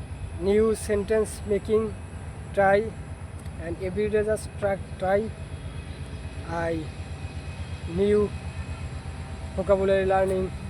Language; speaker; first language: English; non-native, learner; Bangla